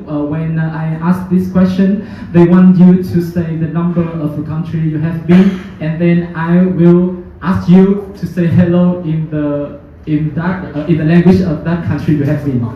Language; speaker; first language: English; non-native, fluent; Vietnamese